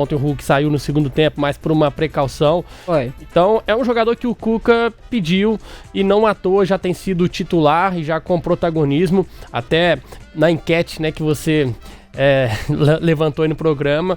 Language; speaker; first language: Portuguese; native; Portuguese